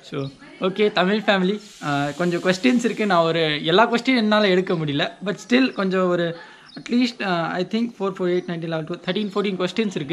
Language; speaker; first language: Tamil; non-native, local second language; Hindi